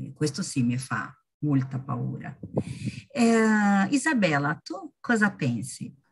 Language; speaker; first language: Italian; non-native, learner; Portuguese